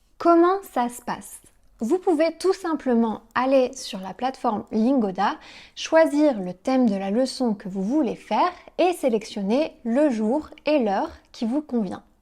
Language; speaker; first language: French; native; French